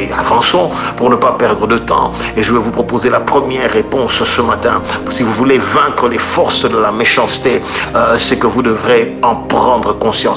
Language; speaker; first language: French; native; French